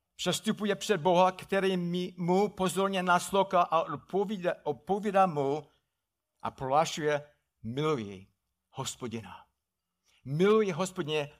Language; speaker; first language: Czech; non-native, fluent; English